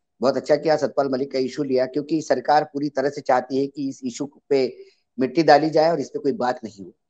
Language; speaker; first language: Hindi; native; Hindi